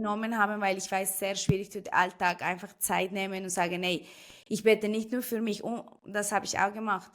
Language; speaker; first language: German; non-native, fluent; Spanish